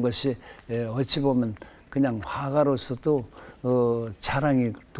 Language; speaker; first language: Korean; native; Korean